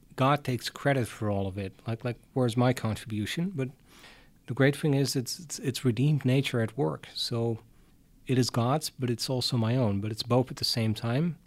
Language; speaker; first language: English; non-native, fluent; Dutch